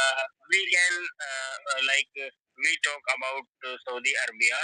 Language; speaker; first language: English; non-native, learner; Hindi